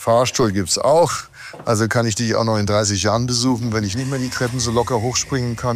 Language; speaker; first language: German; native; German